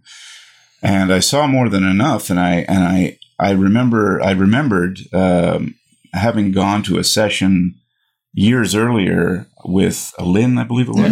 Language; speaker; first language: English; native; English